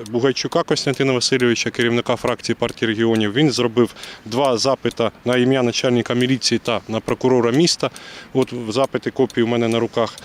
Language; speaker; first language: Ukrainian; native; Ukrainian